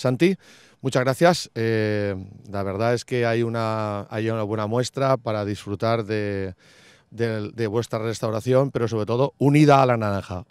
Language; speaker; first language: Spanish; non-native, local second language; Catalan